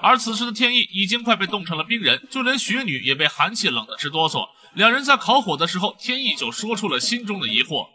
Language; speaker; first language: Chinese; native; Chinese